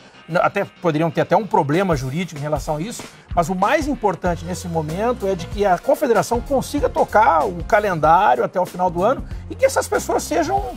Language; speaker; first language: Portuguese; native; Portuguese